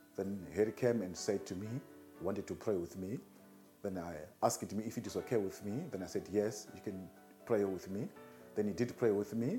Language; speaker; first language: English; non-native, local second language; Shona